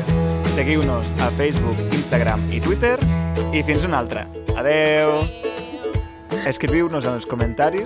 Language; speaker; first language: Catalan; native; Catalan